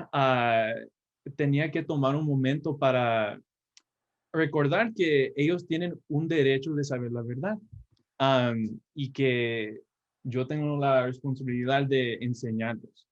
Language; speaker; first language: Spanish; early bilingual, heritage; Spanish